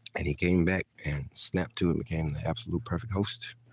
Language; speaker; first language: English; native; English